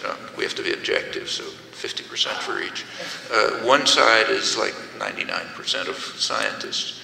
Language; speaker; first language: English; native; English